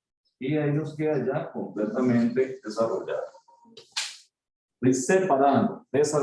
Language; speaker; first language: Spanish; native; Spanish